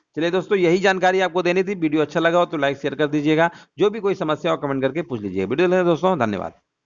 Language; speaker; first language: Hindi; native; Hindi